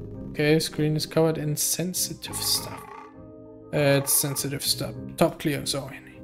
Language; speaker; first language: English; non-native, fluent; German